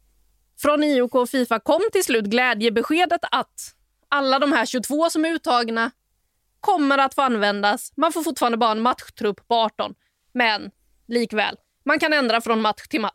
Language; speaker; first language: Swedish; native; Swedish